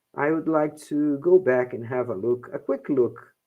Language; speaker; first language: English; non-native, fluent; Portuguese